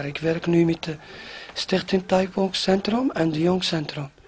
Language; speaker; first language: Dutch; non-native, learner; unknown